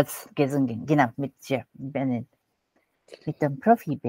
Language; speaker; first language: German; non-native, fluent; Japanese